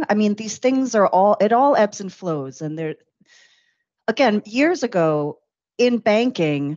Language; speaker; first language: English; native; English